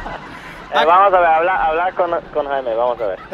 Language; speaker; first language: Spanish; non-native, local second language; English